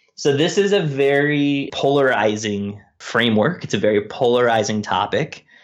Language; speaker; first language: English; native; English